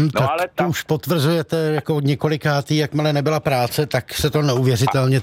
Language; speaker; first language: Czech; native; Czech